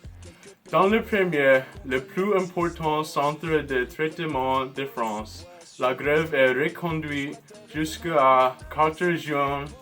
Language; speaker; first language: French; non-native, learner; English